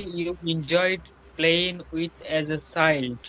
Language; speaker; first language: English; non-native, learner; Bangla